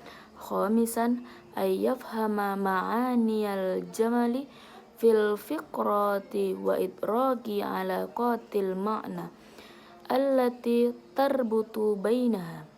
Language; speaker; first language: Arabic; non-native, learner; Indonesian